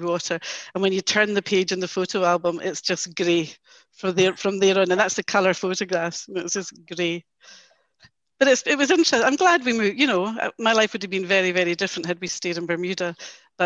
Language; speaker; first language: English; native; English